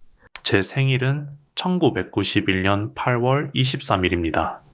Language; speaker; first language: Korean; non-native, learner; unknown